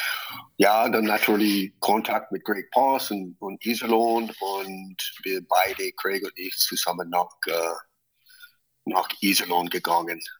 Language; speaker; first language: German; non-native, fluent; English